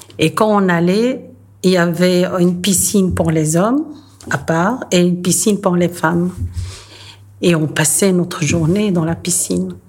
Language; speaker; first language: French; non-native, local second language; Arabic